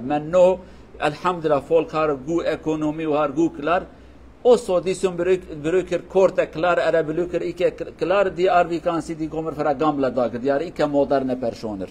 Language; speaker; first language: Swedish; non-native, learner; Kurdish